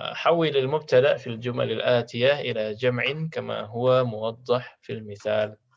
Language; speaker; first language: Arabic; non-native, fluent; Indonesian